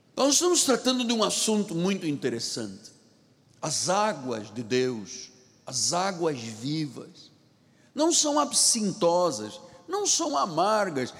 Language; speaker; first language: Portuguese; non-native, local second language; Tsonga